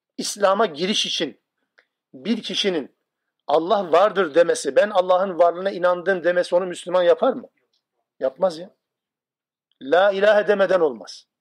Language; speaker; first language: Turkish; non-native, local second language; Kurdish